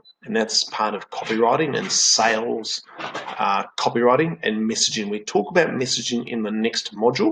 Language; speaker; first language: English; native; English